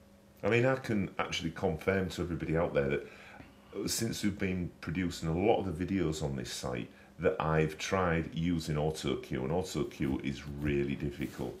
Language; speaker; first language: English; native; English